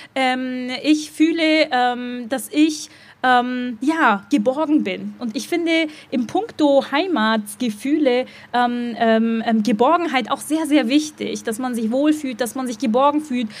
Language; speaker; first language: German; native; German